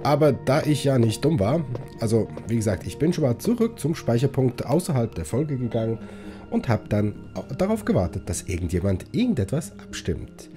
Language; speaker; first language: German; native; German